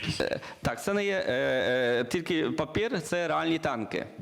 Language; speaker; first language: Ukrainian; non-native, learner; Polish